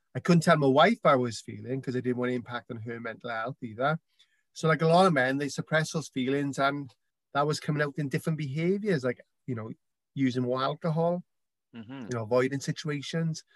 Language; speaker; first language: English; native; English